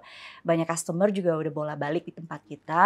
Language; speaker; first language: Indonesian; native; Indonesian